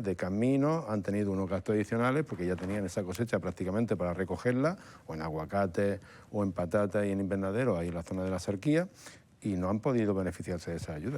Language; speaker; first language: Spanish; native; Spanish